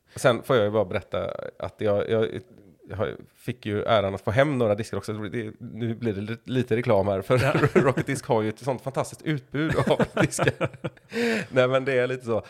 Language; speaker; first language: Swedish; native; Swedish